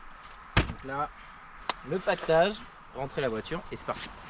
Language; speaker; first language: French; native; French